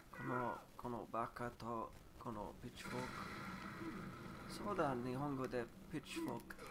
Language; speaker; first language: Japanese; non-native, learner; English